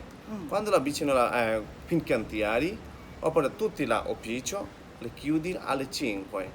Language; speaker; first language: Italian; non-native, learner; Bangla